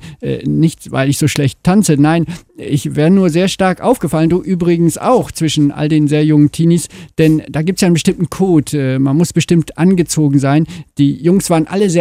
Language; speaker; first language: German; native; German